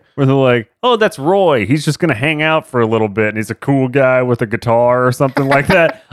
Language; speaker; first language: English; native; English